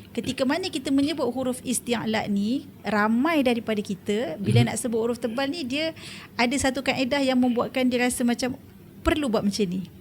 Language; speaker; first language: Malay; native; Malay